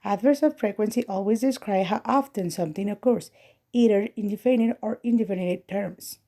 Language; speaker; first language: English; non-native, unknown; Spanish